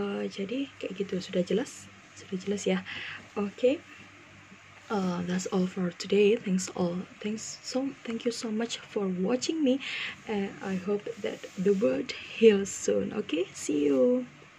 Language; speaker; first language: English; non-native, fluent; Indonesian